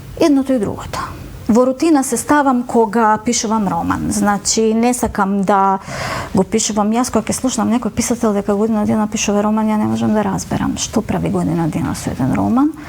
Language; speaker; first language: Macedonian; native; Macedonian